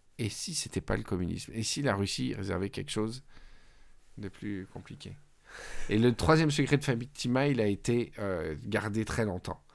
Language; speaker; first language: French; native; French